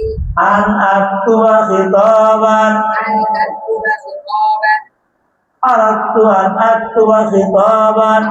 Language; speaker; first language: Arabic; non-native, fluent; Bangla